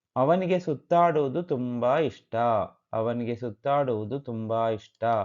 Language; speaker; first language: Kannada; native; Kannada